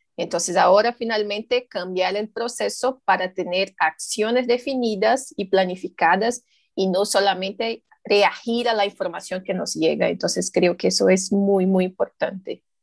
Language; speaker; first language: Spanish; non-native, fluent; Portuguese